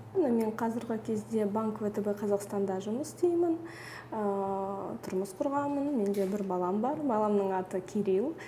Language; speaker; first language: Kazakh; non-native, local second language; Russian